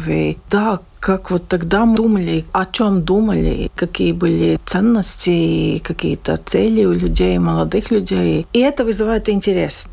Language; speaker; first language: Russian; non-native, local second language; Latvian